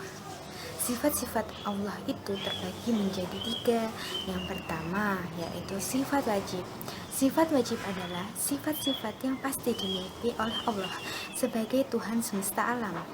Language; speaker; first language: Indonesian; native; Indonesian